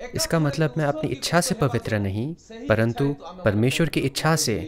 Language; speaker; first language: Hindi; non-native, local second language; Odia